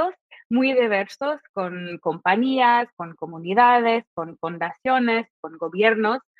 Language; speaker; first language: Spanish; non-native, fluent; English